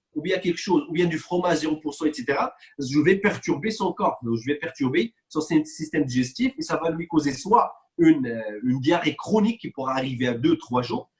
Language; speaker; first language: French; non-native, local second language; Arabic